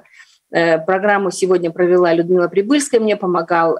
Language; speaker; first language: Russian; native; Russian